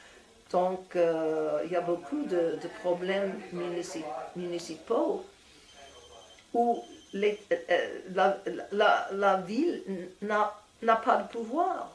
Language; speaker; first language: French; non-native, fluent; English